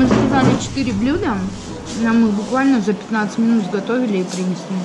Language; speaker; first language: Russian; native; Russian